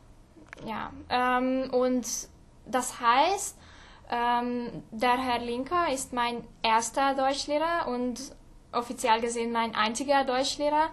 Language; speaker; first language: German; non-native, local second language; Hungarian